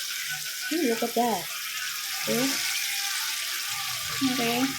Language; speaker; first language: English; non-native, local second language; Filipino